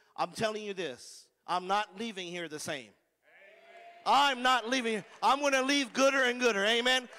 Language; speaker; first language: English; native; English